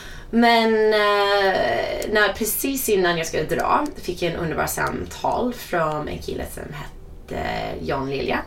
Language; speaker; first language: Swedish; non-native, fluent; English